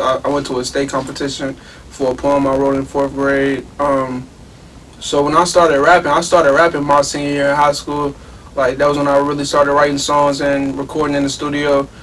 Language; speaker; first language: English; native; English